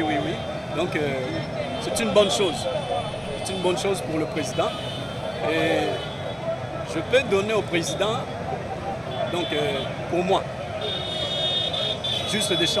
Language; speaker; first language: French; non-native, local second language; Lingala